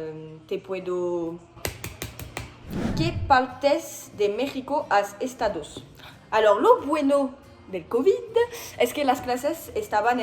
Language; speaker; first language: Spanish; non-native, learner; French